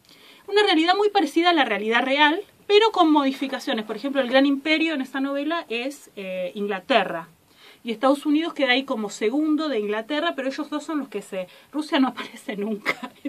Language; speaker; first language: Spanish; native; Spanish